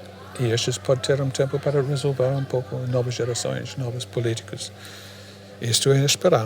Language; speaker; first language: Portuguese; non-native, fluent; English